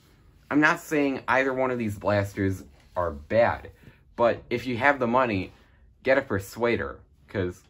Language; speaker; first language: English; native; English